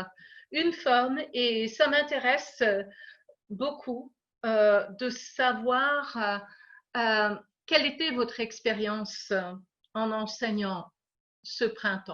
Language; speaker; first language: French; non-native, fluent; English